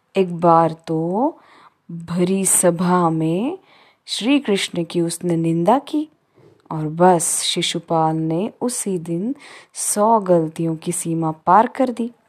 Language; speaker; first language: Hindi; non-native, local second language; Marathi